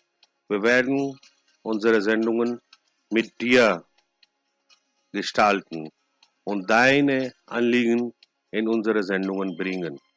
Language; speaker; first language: German; non-native, fluent; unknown